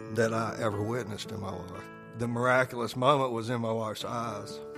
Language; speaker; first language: English; native; English